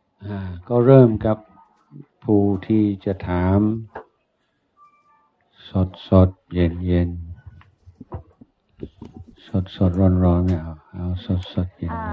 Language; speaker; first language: Thai; non-native, fluent; English